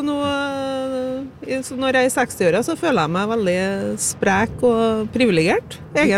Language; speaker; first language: Norwegian; native; Norwegian